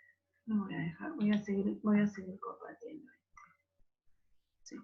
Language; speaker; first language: Spanish; native; Spanish